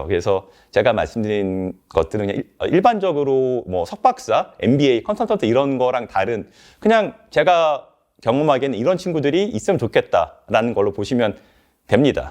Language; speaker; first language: Korean; native; Korean